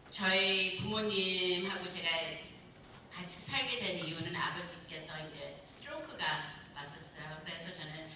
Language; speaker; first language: Korean; early bilingual, other home language; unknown